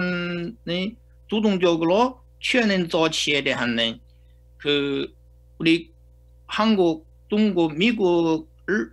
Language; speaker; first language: Korean; non-native, fluent; Chinese